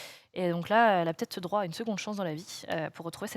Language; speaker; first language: French; native; French